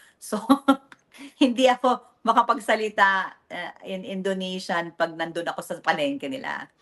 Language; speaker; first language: Filipino; native; Filipino